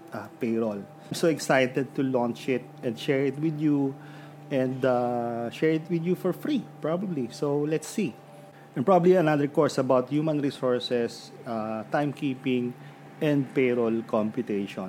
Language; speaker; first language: English; non-native, local second language; Filipino